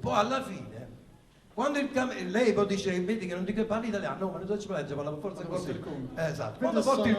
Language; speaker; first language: Italian; native; Italian